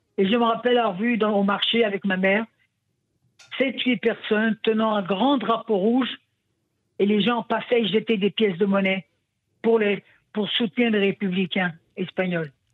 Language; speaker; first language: French; non-native, local second language; Yiddish